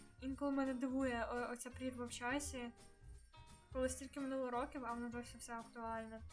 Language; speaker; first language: Ukrainian; native; Ukrainian